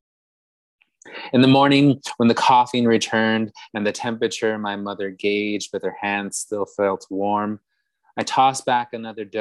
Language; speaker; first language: English; native; English